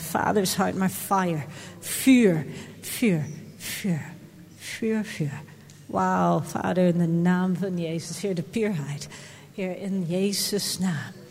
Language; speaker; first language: Dutch; non-native, fluent; English